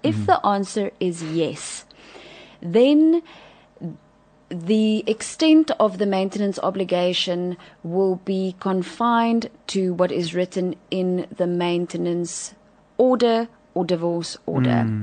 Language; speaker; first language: English; non-native, local second language; Afrikaans